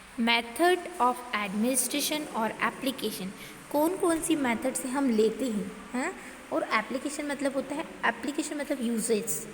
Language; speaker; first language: Hindi; native; Hindi